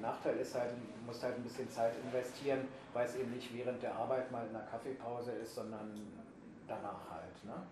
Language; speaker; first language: German; native; German